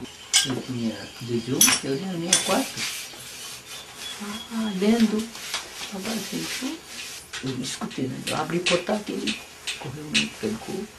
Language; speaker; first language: Portuguese; non-native, learner; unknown